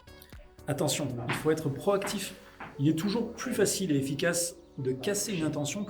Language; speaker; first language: French; native; French